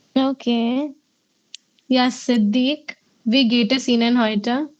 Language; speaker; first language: German; non-native, fluent; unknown